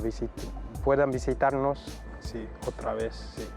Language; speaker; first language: Spanish; non-native, learner; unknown